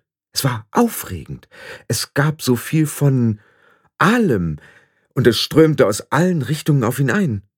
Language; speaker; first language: German; native; German